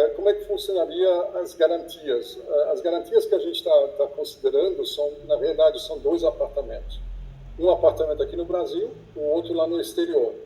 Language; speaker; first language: Portuguese; non-native, fluent; German